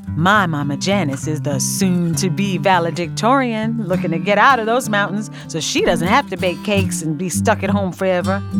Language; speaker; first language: English; native; English